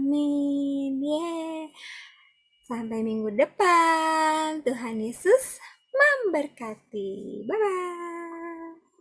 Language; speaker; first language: Indonesian; native; Indonesian